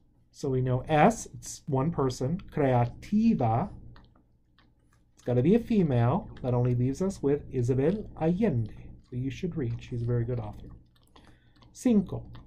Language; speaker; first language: English; native; English